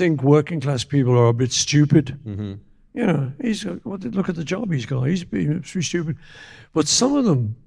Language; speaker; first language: English; native; English